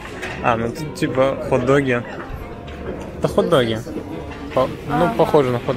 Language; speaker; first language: Russian; native; Russian